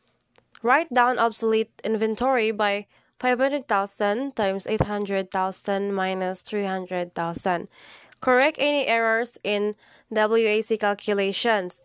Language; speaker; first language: English; non-native, local second language; Cebuano